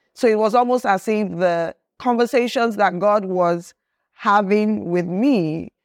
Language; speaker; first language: English; non-native, local second language; Yoruba